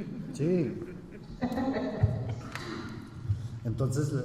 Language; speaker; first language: Spanish; non-native, fluent; French